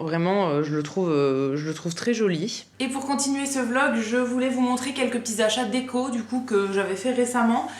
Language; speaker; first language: French; native; French